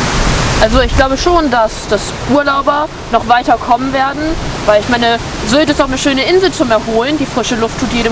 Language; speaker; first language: German; native; German